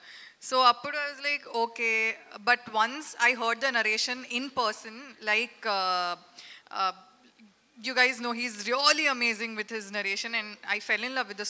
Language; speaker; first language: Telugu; non-native, learner; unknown